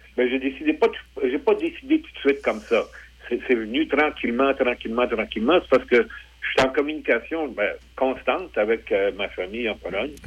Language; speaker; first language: French; early bilingual, other home language; Polish